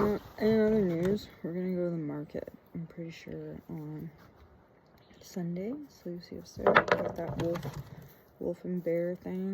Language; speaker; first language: English; native; English